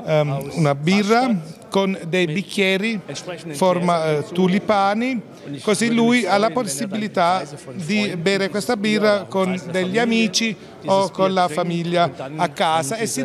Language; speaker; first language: Italian; non-native, fluent; German